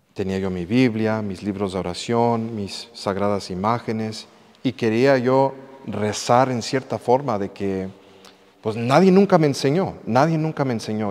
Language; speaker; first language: Spanish; early bilingual, heritage; English